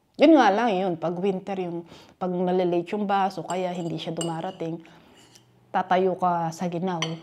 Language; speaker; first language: Filipino; non-native, local second language; Pampanga